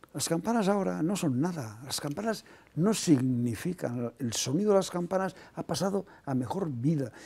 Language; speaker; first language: Spanish; non-native, local second language; Basque